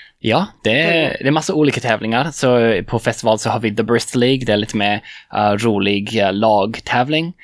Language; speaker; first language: Swedish; non-native, fluent; English